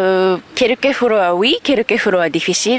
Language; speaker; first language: French; non-native, learner; Japanese